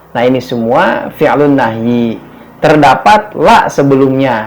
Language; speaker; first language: Indonesian; native; Indonesian